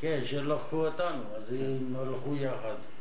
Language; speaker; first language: Hebrew; non-native, fluent; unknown